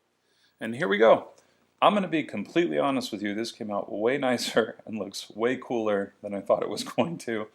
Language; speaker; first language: English; native; English